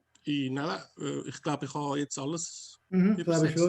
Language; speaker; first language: German; non-native, fluent; Spanish